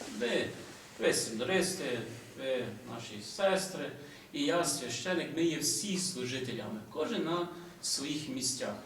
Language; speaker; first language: Ukrainian; early bilingual, heritage; Ukrainian